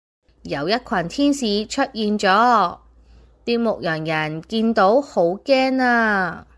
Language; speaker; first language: Chinese; native; Chinese